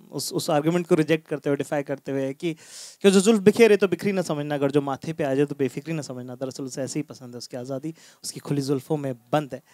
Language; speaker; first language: Hindi; native; Hindi